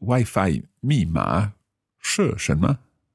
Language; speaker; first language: Chinese; non-native, learner; English